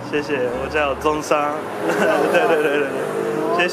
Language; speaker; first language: Chinese; non-native, learner; Japanese